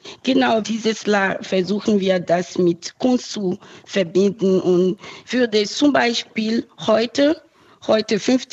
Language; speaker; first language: German; non-native, fluent; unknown